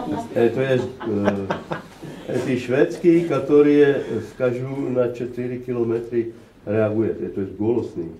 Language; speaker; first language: Czech; non-native, learner; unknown